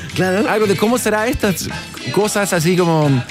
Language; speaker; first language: Spanish; non-native, fluent; English